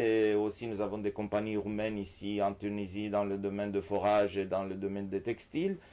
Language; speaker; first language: French; non-native, fluent; Romanian